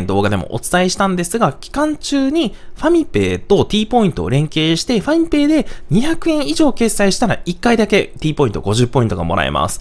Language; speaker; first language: Japanese; native; Japanese